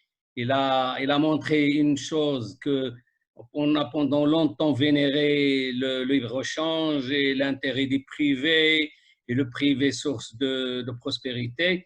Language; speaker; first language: French; non-native, local second language; Arabic